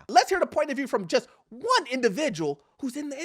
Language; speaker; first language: English; native; English